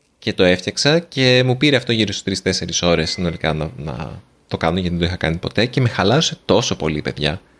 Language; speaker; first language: Greek; native; Greek